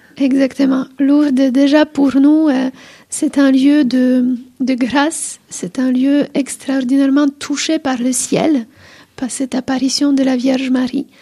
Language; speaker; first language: French; non-native, fluent; Polish